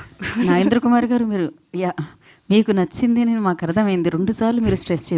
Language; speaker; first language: Telugu; native; Telugu